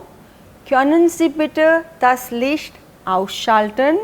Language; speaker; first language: German; non-native, fluent; Hindi